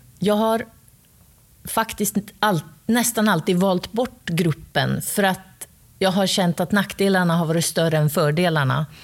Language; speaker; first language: Swedish; native; Swedish